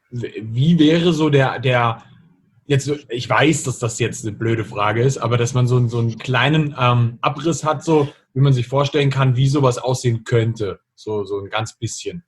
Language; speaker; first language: German; native; German